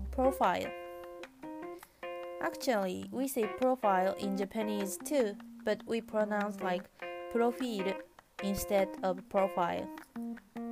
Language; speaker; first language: English; non-native, fluent; Japanese